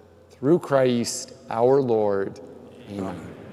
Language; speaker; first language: English; native; English